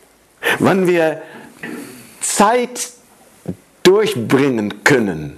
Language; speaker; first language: German; non-native, fluent; Dutch